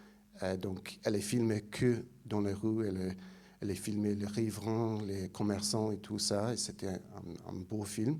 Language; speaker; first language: French; non-native, fluent; English